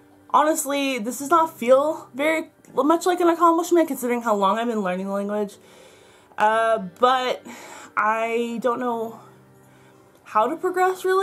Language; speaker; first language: English; native; English